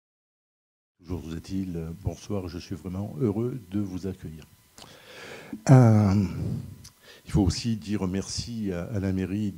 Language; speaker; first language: French; native; French